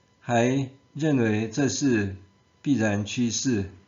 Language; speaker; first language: Chinese; non-native, local second language; Min Nan Chinese